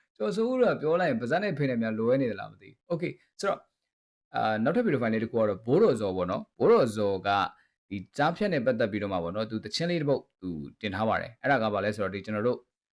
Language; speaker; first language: Burmese; native; Burmese